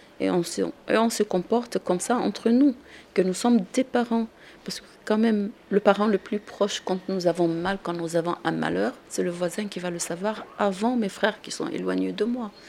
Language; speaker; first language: French; non-native, local second language; Arabic